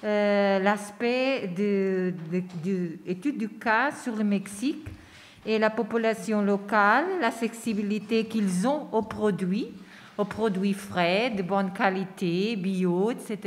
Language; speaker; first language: French; non-native, fluent; Portuguese